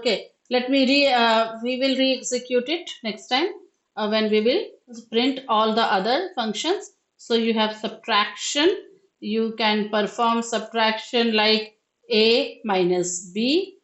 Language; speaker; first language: English; non-native, local second language; Hindi